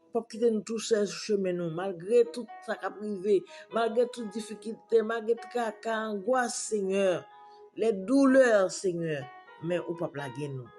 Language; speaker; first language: French; non-native, local second language; Haitian Creole